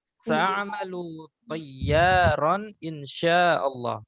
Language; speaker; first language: Arabic; non-native, fluent; Indonesian